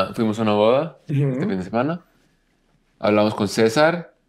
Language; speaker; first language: Spanish; non-native, learner; English